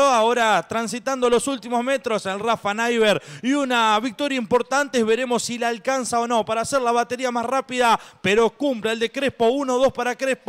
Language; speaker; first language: Spanish; native; Spanish